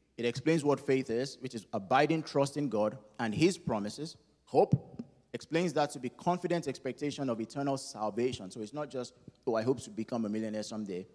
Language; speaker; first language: English; non-native, local second language; Yoruba